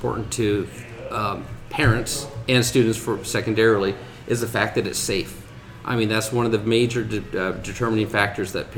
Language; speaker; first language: English; native; English